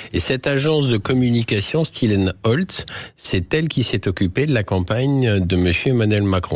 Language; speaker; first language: French; native; French